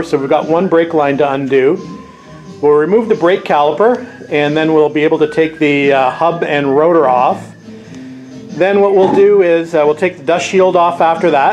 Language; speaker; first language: English; native; English